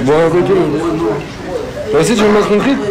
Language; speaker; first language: French; native; French